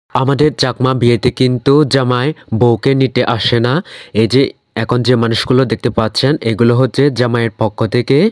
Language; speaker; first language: Bangla; non-native, local second language; Chakma